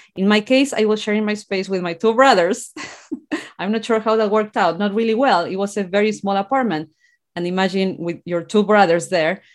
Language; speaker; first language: English; non-native, fluent; Spanish